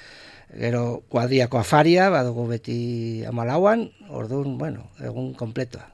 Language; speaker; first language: Basque; non-native, local second language; Spanish